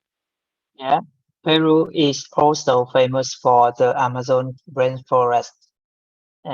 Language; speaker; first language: English; non-native, learner; Vietnamese